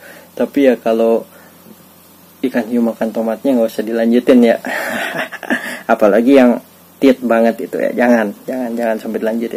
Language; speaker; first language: Indonesian; native; Indonesian